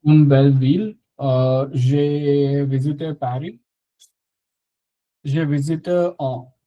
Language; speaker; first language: French; non-native, learner; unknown